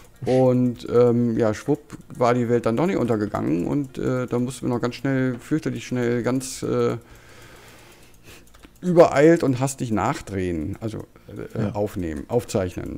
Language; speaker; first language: German; native; German